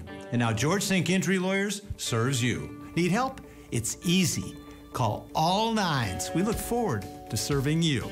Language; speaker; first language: English; native; English